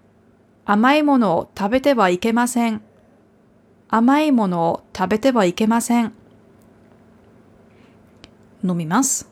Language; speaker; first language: Japanese; non-native, fluent; German